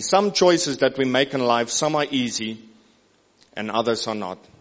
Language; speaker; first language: English; non-native, local second language; Afrikaans